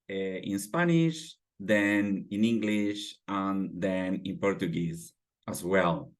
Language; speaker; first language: English; non-native, fluent; Spanish